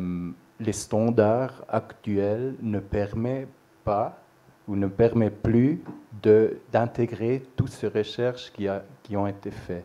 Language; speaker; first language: French; non-native, local second language; German